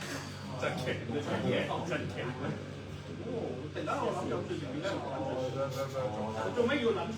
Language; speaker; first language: Cantonese; native; Cantonese